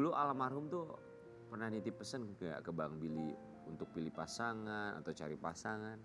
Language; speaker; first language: Indonesian; native; Indonesian